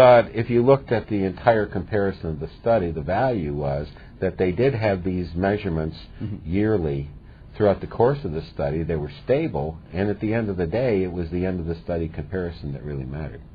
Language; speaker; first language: English; native; English